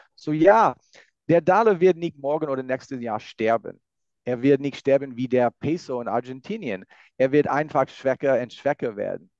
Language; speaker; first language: German; non-native, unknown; English